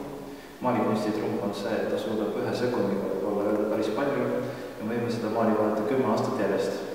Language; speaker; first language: Estonian; native; Estonian